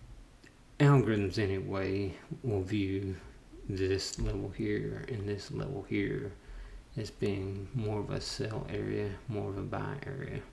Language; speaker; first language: English; native; English